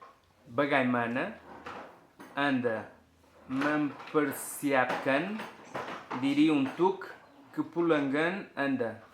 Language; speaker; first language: Indonesian; non-native, learner; Portuguese